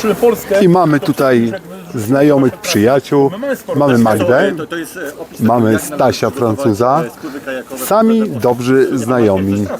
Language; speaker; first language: Polish; native; Polish